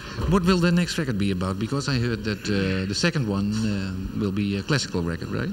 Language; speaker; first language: English; non-native, fluent; Dutch